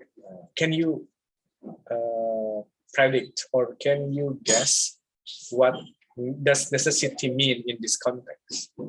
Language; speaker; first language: English; non-native, fluent; Indonesian